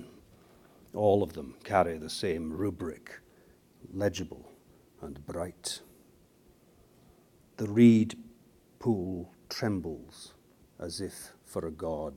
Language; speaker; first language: English; native; English